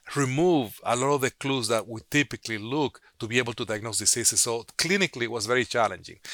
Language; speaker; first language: English; non-native, fluent; Spanish